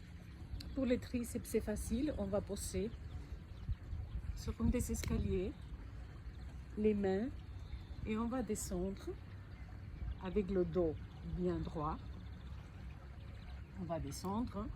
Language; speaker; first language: French; non-native, fluent; Spanish